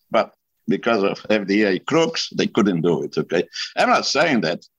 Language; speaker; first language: English; non-native, fluent; Polish